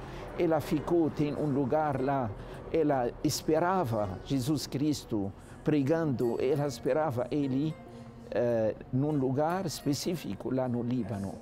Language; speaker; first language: Portuguese; non-native, learner; Arabic